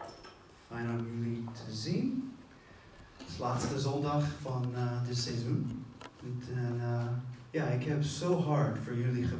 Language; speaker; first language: Dutch; non-native, fluent; English